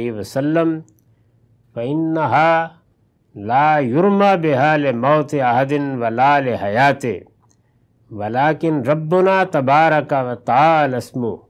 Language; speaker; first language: Urdu; non-native, local second language; Punjabi